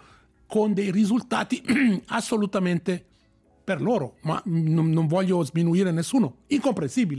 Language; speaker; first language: Italian; native; Italian